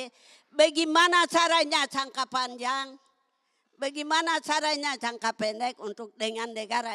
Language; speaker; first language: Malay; non-native, local second language; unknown